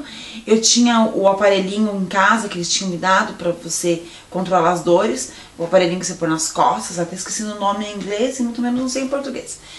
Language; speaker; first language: Portuguese; native; Portuguese